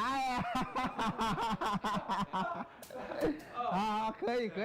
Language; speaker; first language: Chinese; non-native, fluent; English